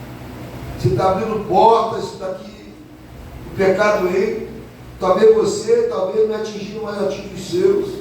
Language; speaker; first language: Portuguese; native; Portuguese